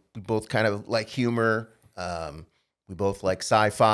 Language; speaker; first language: English; native; English